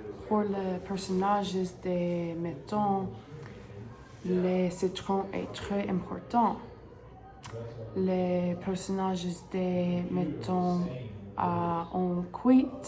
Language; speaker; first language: French; non-native, learner; English